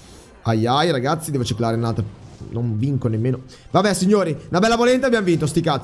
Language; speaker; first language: Italian; native; Italian